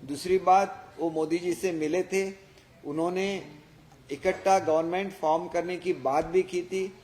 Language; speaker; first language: Hindi; non-native, local second language; Marathi